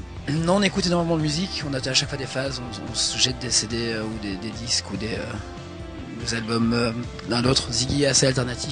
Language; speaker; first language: French; early bilingual, other home language; English